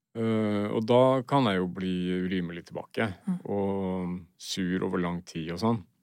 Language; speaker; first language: Norwegian; native; Norwegian